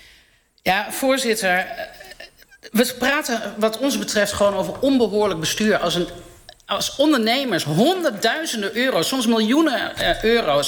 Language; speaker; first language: Dutch; native; Dutch